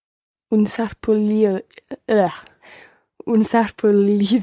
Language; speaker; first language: Spanish; non-native, learner; English